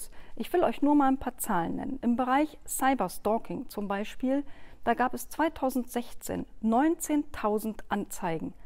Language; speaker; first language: German; native; German